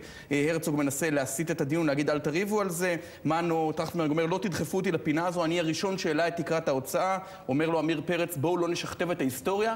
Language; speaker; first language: Hebrew; native; Hebrew